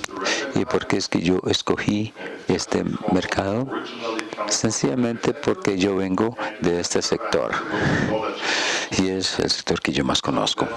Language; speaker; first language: Spanish; non-native, fluent; German